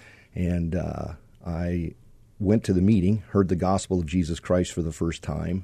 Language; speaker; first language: English; native; English